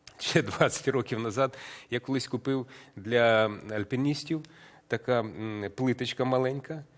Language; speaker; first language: Ukrainian; native; Ukrainian